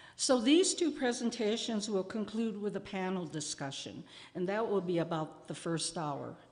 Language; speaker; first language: English; native; English